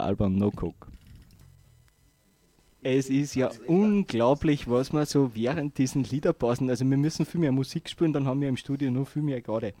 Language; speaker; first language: German; native; German